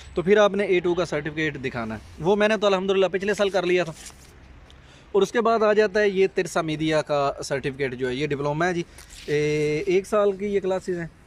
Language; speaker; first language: Urdu; non-native, local second language; Punjabi